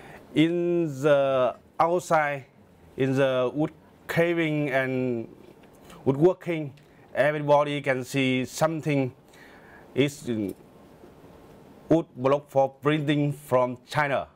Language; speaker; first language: English; non-native, learner; Vietnamese